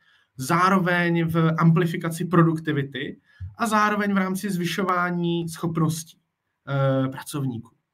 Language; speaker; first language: Czech; native; Czech